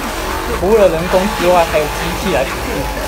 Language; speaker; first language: Chinese; native; Chinese